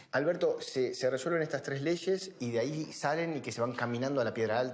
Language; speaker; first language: Spanish; native; Spanish